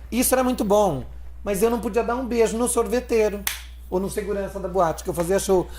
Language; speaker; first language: Portuguese; native; Portuguese